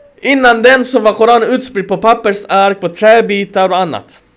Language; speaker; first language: Swedish; early bilingual, other home language; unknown